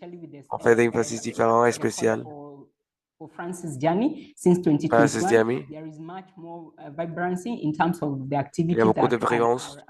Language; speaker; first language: French; non-native, learner; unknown